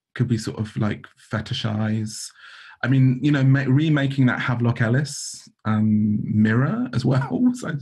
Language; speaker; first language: English; native; English